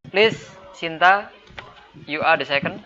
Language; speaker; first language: English; non-native, fluent; Indonesian